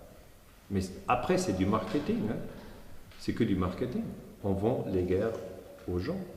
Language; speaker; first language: French; non-native, local second language; German